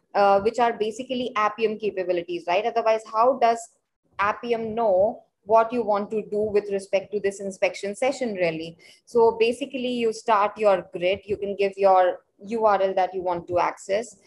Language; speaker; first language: English; non-native, local second language; Hindi